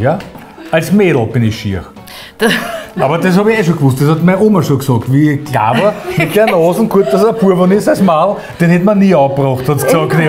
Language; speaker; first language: German; native; German